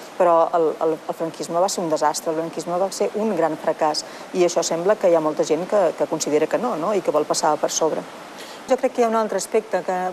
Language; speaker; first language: Catalan; native; Catalan